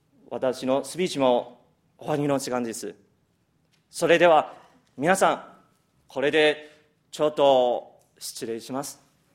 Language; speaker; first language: Japanese; non-native, fluent; Chinese